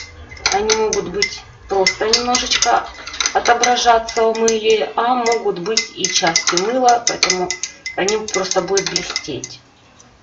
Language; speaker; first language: Russian; native; Russian